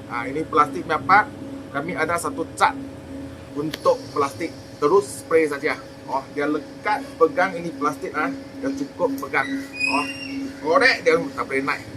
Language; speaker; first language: Malay; non-native, local second language; Min Nan Chinese